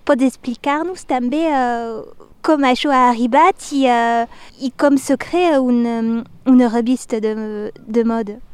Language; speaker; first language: Catalan; non-native, local second language; French